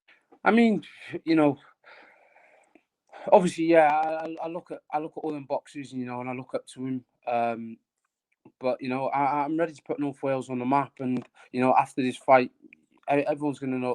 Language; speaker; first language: English; native; English